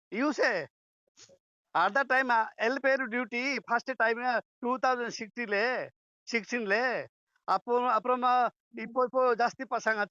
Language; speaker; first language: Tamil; non-native, learner; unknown